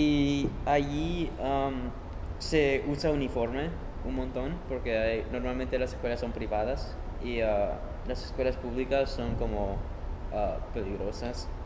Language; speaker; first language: Spanish; early bilingual, heritage; Spanish